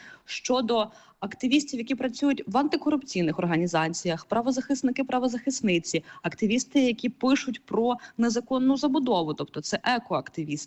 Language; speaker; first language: Ukrainian; native; Ukrainian